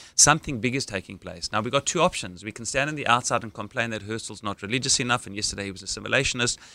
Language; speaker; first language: English; native; English